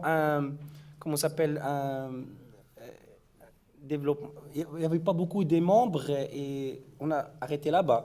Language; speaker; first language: French; non-native, learner; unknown